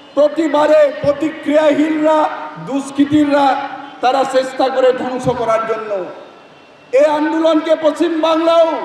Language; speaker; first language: Bangla; non-native, learner; Assamese